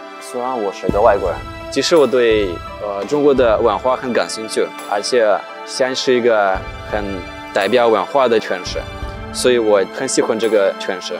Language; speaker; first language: Chinese; non-native, fluent; Russian